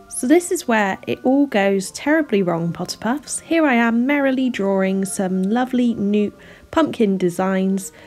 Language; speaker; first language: English; native; English